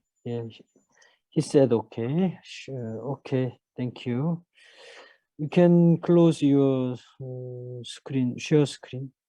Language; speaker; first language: English; non-native, fluent; Korean